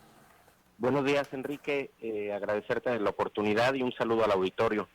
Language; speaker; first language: Spanish; native; Spanish